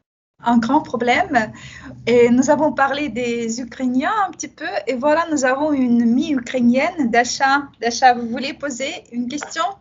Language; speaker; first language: French; non-native, fluent; Russian